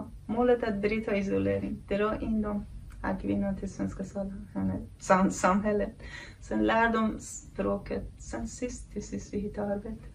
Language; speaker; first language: Swedish; non-native, fluent; Kurdish